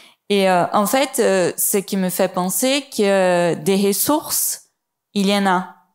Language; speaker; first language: French; non-native, fluent; Portuguese